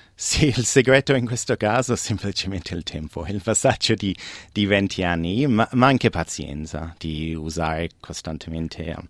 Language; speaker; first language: Italian; non-native, fluent; English